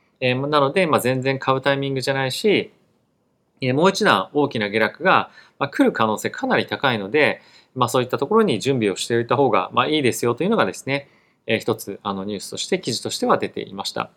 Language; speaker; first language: Japanese; native; Japanese